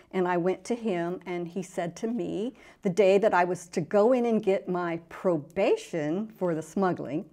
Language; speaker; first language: English; native; English